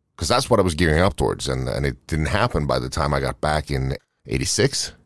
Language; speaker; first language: English; non-native, fluent; Norwegian